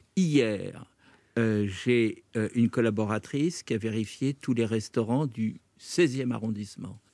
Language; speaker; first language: French; native; French